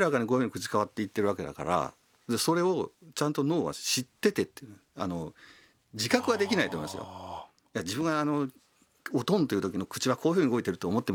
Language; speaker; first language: Japanese; native; Japanese